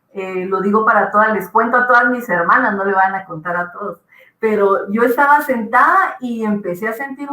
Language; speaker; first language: Spanish; native; Spanish